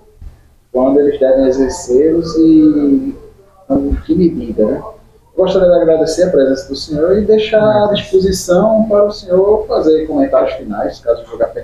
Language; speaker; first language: Portuguese; native; Portuguese